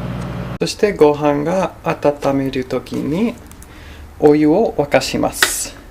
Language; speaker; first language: Japanese; non-native, fluent; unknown